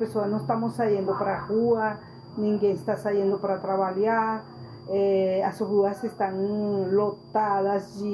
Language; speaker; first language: Portuguese; non-native, fluent; Spanish